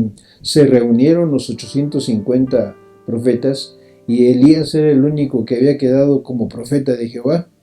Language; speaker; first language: Spanish; native; Spanish